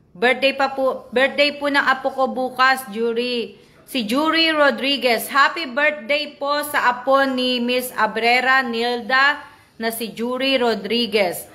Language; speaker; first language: Filipino; native; Filipino